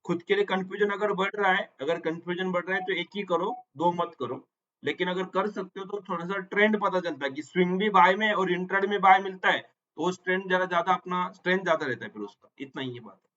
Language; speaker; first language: Hindi; non-native, local second language; Marathi